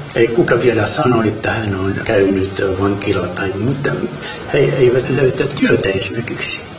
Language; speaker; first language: Finnish; non-native, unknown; Arabic